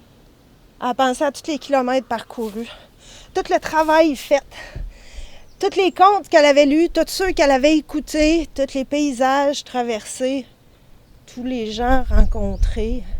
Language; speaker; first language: French; native; French